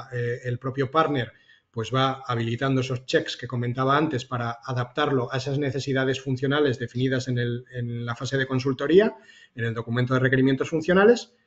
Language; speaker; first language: Spanish; native; Spanish